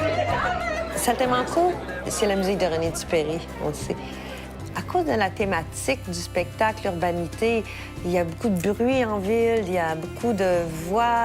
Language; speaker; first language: French; native; French